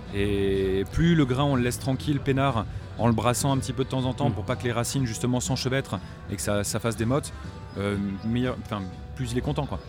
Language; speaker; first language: French; native; French